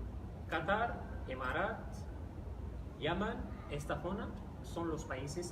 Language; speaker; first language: Spanish; non-native, fluent; Riffian